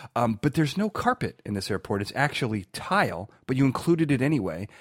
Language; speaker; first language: English; native; English